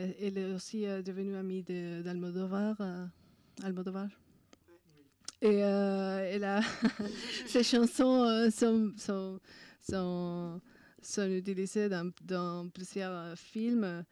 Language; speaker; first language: French; non-native, fluent; Spanish